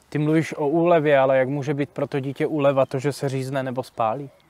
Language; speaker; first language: Czech; native; Czech